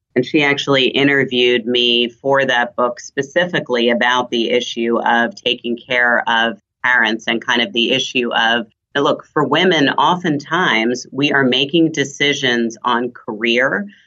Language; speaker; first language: English; early bilingual, other home language; German